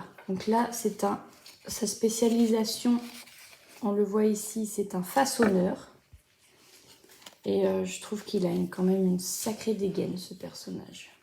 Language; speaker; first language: French; native; French